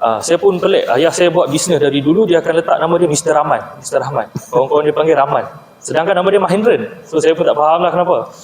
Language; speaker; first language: Malay; native; Malay